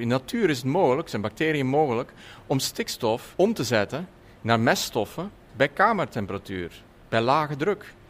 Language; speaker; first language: Dutch; native; Dutch